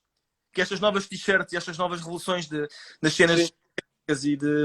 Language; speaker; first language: Portuguese; native; Portuguese